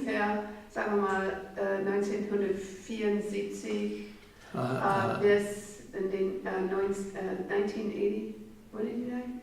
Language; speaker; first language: German; non-native, fluent; English